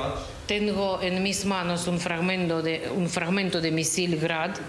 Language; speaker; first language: Spanish; non-native, learner; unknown